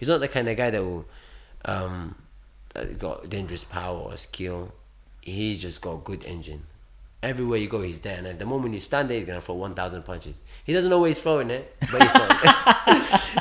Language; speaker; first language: English; early bilingual, other home language; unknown